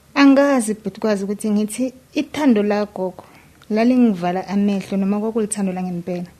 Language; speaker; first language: Zulu; native; Zulu